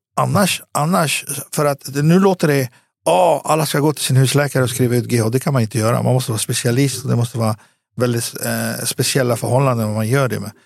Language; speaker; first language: Swedish; early bilingual, other home language; Arabic